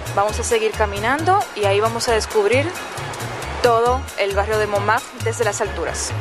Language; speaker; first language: Spanish; native; Spanish